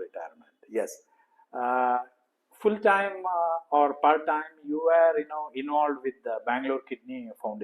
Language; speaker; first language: English; non-native, local second language; Kannada